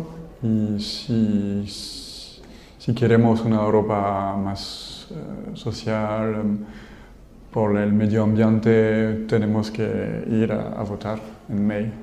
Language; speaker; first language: Spanish; non-native, learner; French